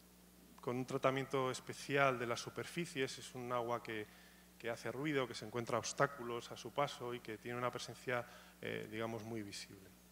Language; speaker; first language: Spanish; native; Spanish